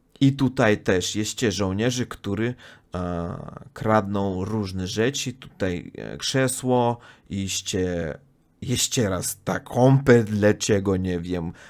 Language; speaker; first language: Polish; non-native, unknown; Russian